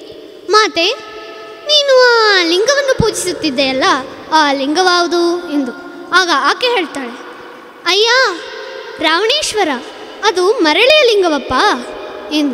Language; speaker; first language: Kannada; native; Kannada